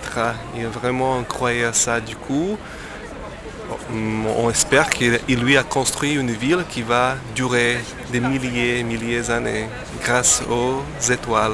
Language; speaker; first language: French; non-native, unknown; Slovak